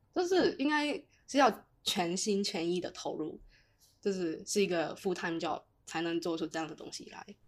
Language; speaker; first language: Chinese; non-native, local second language; Cantonese